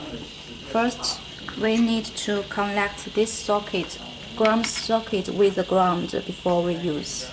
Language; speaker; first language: English; non-native, learner; Chinese